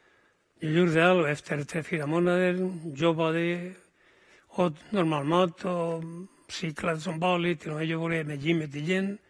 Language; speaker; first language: Swedish; non-native, fluent; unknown